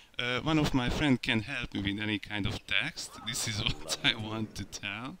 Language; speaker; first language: English; non-native, learner; Hungarian